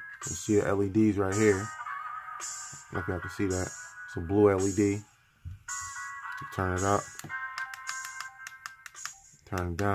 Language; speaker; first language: English; native; English